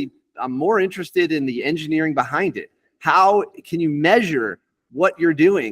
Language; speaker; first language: English; native; English